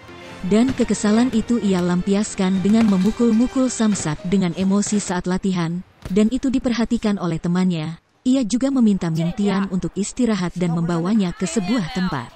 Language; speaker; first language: Indonesian; native; Indonesian